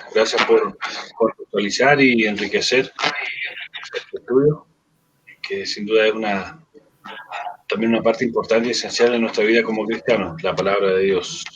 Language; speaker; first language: Spanish; native; Spanish